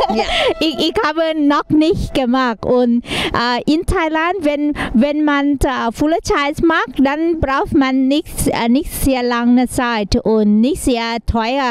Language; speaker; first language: German; non-native, learner; Thai